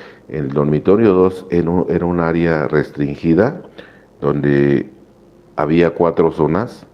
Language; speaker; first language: Spanish; native; Spanish